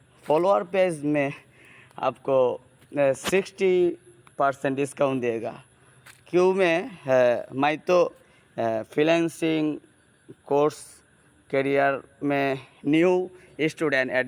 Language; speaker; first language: Hindi; non-native, learner; Bangla